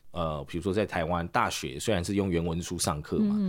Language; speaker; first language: Chinese; early bilingual, heritage; Chinese